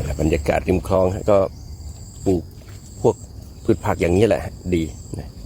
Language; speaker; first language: Thai; native; Thai